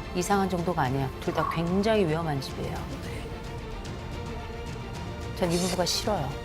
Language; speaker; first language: Korean; native; Korean